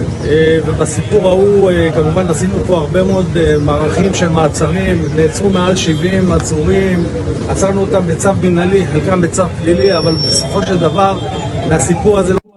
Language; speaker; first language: Hebrew; native; Hebrew